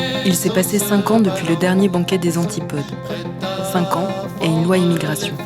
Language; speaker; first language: French; native; French